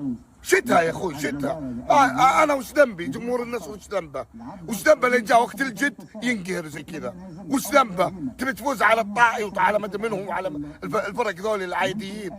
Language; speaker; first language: Arabic; native; Arabic